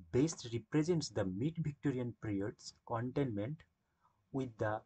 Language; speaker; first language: English; non-native, local second language; Bangla